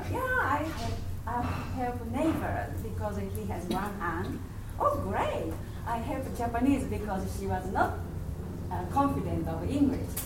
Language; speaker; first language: English; non-native, learner; Japanese